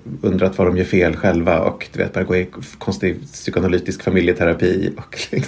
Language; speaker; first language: Swedish; native; Swedish